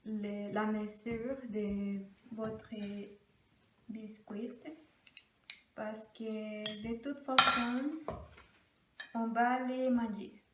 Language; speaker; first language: French; non-native, learner; Spanish